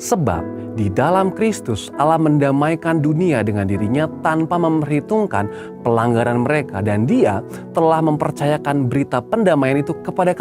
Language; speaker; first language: Indonesian; native; Indonesian